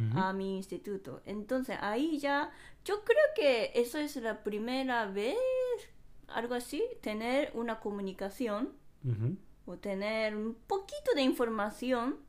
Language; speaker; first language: Spanish; non-native, fluent; Japanese